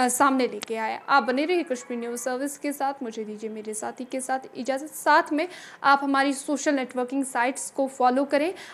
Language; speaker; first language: Hindi; non-native, local second language; Kashmiri